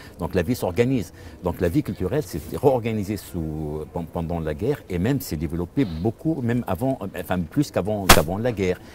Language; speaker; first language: French; non-native, local second language; Arabic